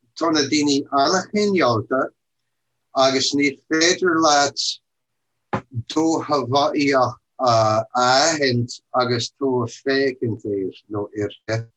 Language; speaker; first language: Irish; non-native, learner; English